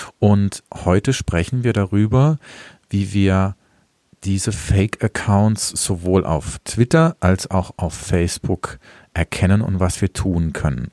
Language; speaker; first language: German; native; German